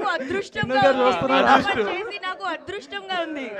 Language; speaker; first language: Telugu; non-native, learner; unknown